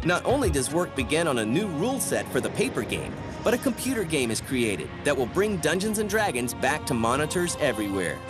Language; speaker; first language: English; native; English